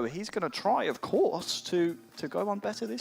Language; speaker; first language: English; native; English